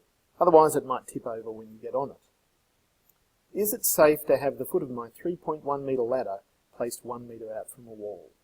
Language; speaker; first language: English; native; English